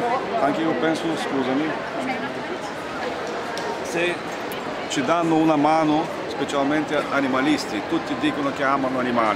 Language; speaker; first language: Italian; non-native, learner; Bulgarian